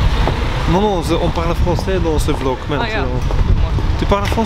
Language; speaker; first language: French; non-native, learner; Dutch